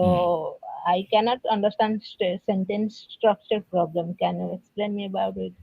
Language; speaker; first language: English; non-native, learner; Odia